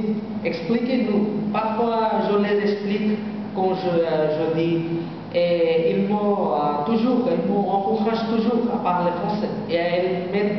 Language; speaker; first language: French; non-native, learner; Bangla